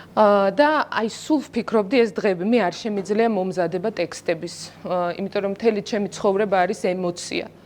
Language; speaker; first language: Georgian; non-native, local second language; Russian